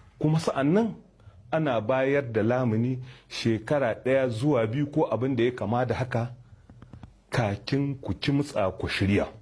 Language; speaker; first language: Hausa; native; Hausa